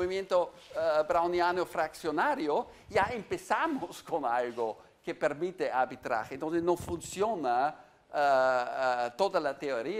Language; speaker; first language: Spanish; non-native, fluent; German